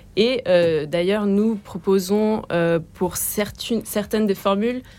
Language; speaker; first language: French; native; French